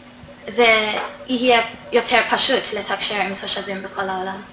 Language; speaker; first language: Hebrew; non-native, fluent; English